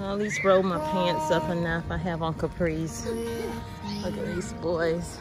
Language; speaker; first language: English; native; English